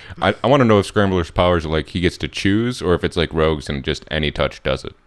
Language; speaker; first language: English; native; English